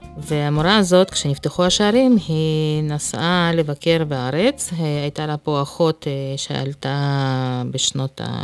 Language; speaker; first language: Hebrew; non-native, fluent; Russian